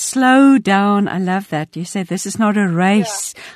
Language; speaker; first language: English; non-native, local second language; Afrikaans